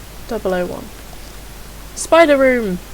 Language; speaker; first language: English; native; English